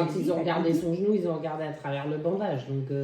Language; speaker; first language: French; native; French